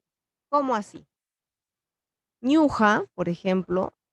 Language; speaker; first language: Spanish; non-native, local second language; Quechua